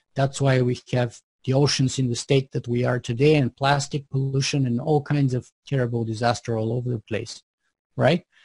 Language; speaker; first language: English; non-native, fluent; Bulgarian